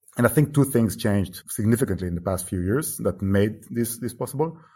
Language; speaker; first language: English; non-native, fluent; Hebrew